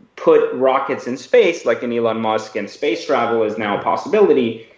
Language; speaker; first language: English; early bilingual, other home language; Persian